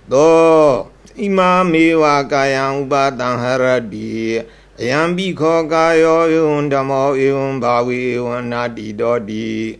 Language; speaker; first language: Burmese; native; Burmese